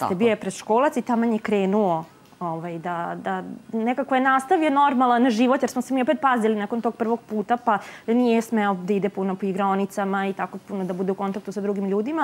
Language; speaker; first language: Serbian; native; Serbian